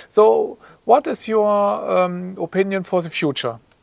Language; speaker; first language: English; non-native, learner; German